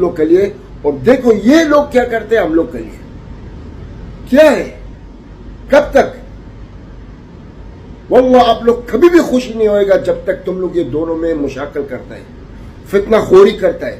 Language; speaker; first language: Hindi; non-native, learner; Arabic